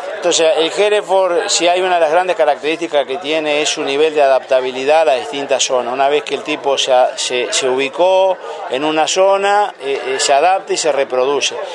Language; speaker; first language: Spanish; native; Spanish